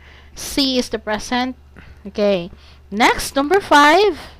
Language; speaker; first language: English; non-native, fluent; Cebuano